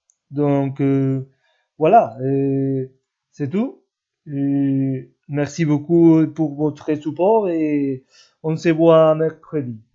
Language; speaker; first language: French; non-native, learner; Spanish